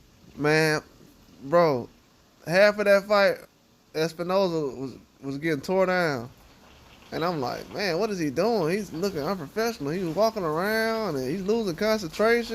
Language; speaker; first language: English; native; English